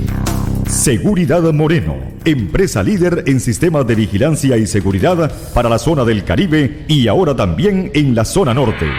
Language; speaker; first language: Spanish; native; Spanish